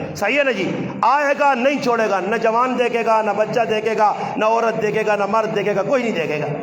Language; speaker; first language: Urdu; non-native, local second language; Punjabi